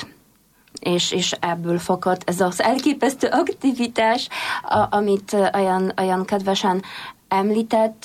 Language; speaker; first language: Hungarian; non-native, fluent; Polish